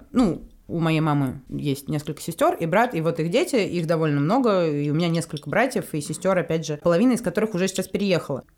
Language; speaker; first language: Russian; native; Russian